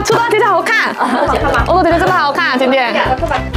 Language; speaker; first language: Chinese; non-native, learner; Korean